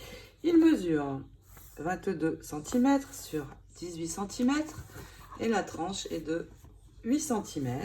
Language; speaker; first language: French; native; French